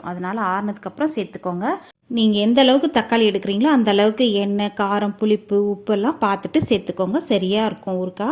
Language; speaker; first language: Tamil; native; Tamil